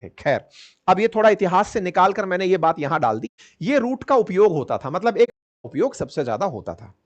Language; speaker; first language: Hindi; native; Hindi